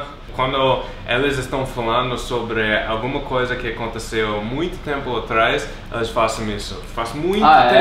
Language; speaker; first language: Portuguese; non-native, fluent; English